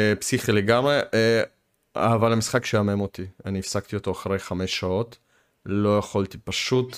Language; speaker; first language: Hebrew; early bilingual, other home language; Russian